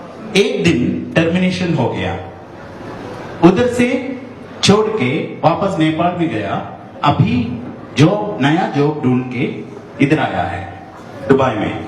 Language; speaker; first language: Hindi; non-native, learner; Nepali